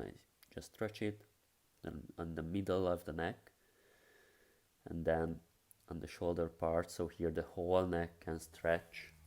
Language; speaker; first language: English; non-native, fluent; Hungarian